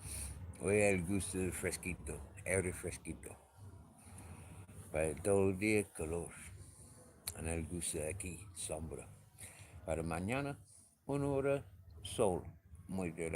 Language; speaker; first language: Spanish; non-native, learner; English